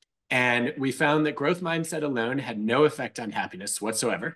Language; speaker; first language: English; native; English